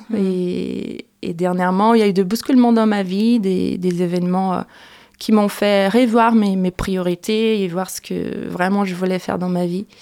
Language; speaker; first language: French; non-native, fluent; Portuguese